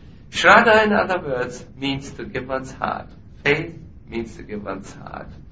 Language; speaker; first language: English; non-native, fluent; German